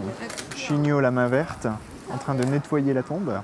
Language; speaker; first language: French; native; French